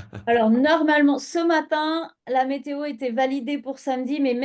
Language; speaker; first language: French; native; French